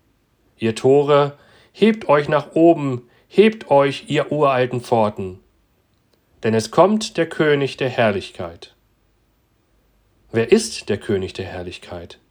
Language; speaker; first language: German; native; German